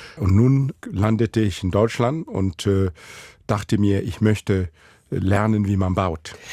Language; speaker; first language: German; non-native, fluent; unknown